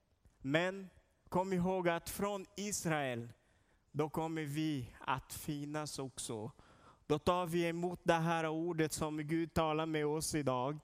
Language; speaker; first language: Swedish; non-native, learner; Portuguese